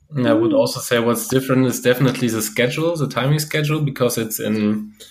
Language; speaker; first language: English; non-native, fluent; German